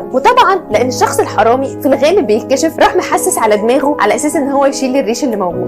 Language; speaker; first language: Arabic; native; Arabic